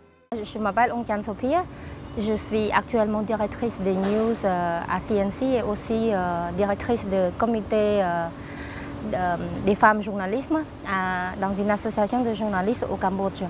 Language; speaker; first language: French; non-native, fluent; Khmer